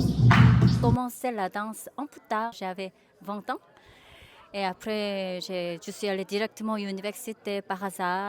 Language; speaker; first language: French; non-native, learner; Korean